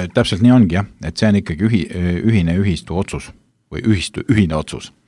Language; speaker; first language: Estonian; native; Estonian